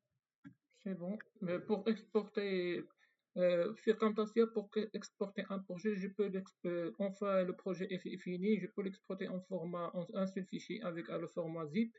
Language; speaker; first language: French; non-native, fluent; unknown